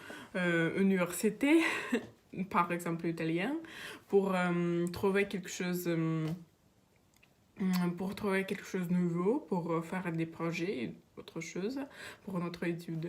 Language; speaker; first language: French; non-native, learner; Russian